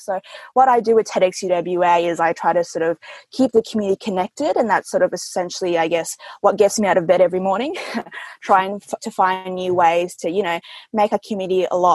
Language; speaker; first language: English; early bilingual, other home language; Indonesian